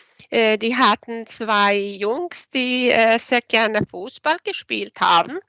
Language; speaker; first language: German; non-native, fluent; Swedish